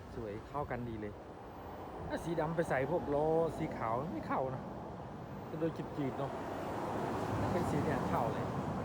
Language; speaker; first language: Thai; non-native, local second language; Khmer